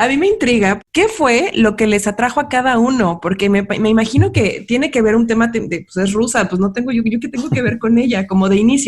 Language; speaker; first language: Spanish; native; Spanish